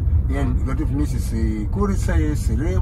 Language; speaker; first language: Russian; non-native, learner; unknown